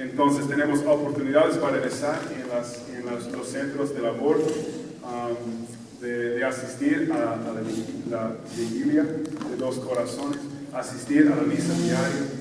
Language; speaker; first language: Spanish; non-native, fluent; English